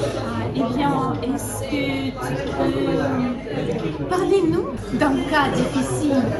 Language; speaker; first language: French; non-native, fluent; Russian